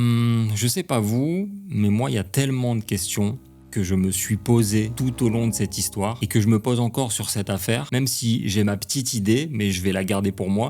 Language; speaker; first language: French; native; French